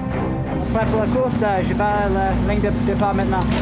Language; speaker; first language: French; non-native, local second language; English